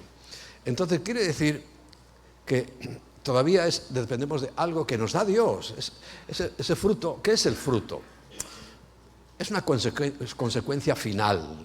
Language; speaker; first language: Spanish; native; Spanish